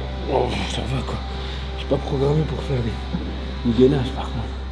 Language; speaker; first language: French; native; French